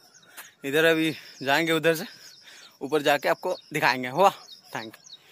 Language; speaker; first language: Hindi; non-native, local second language; Odia